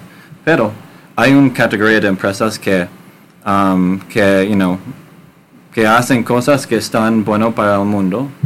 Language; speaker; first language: Spanish; non-native, learner; English